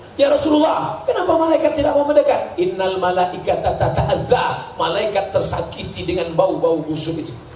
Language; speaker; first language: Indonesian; native; Indonesian